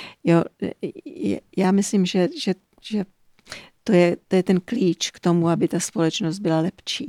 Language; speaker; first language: Czech; early bilingual, heritage; Czech